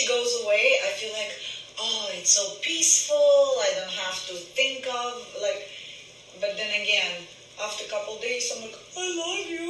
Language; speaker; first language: English; non-native, fluent; Ukrainian